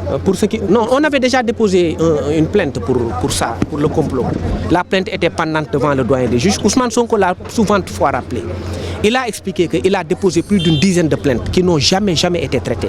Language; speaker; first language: French; non-native, local second language; Wolof